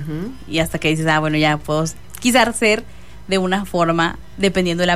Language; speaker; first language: Spanish; native; Spanish